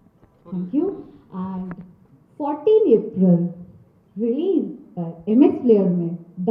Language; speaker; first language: Hindi; non-native, local second language; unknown